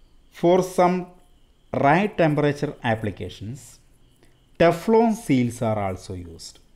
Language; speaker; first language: English; non-native, local second language; Malayalam